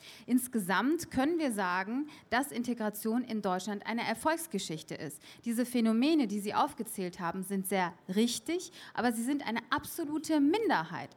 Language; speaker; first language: German; early bilingual, other home language; Turkish